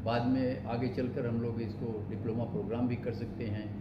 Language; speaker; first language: Hindi; non-native, local second language; Bangla